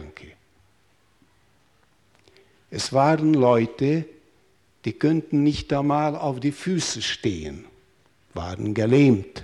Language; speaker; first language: German; non-native, fluent; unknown